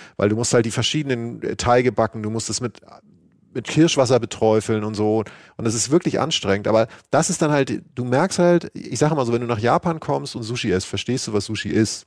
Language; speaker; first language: German; native; German